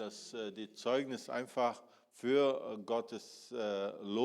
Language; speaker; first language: German; non-native, fluent; Portuguese